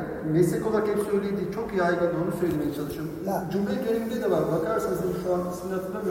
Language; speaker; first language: Turkish; native; Turkish